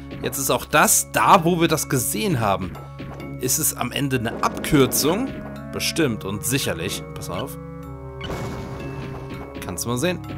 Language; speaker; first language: German; native; German